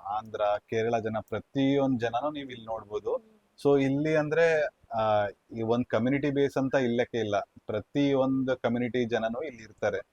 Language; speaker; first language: Kannada; early bilingual, heritage; Kannada